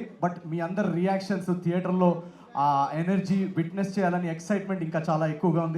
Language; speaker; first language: Telugu; native; Telugu